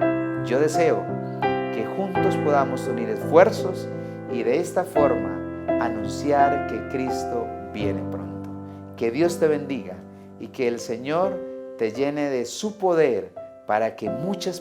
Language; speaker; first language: Spanish; native; Spanish